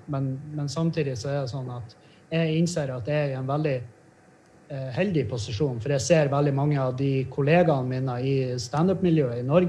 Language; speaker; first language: Norwegian; native; Norwegian